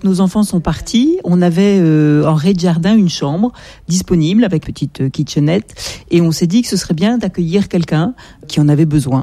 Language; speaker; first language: French; native; French